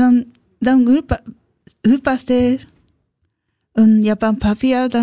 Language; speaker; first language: German; non-native, learner; Japanese